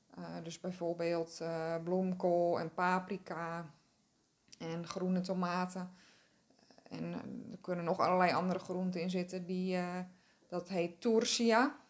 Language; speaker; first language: Dutch; native; Dutch